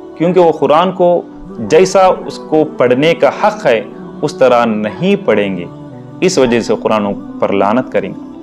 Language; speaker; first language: Urdu; native; Urdu